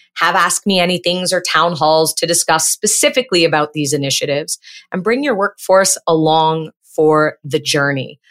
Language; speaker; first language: English; native; English